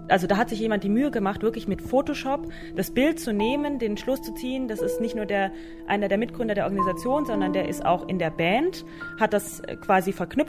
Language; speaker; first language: German; native; German